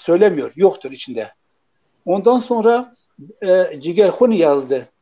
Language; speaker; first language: Turkish; non-native, local second language; Kurdish